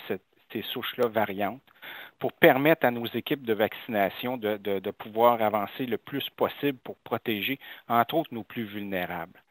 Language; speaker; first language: French; native; French